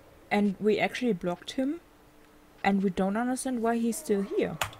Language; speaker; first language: English; non-native, fluent; German